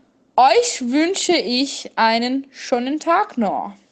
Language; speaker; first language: German; non-native, fluent; Portuguese